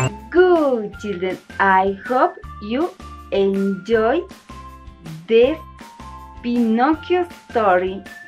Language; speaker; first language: English; non-native, fluent; Spanish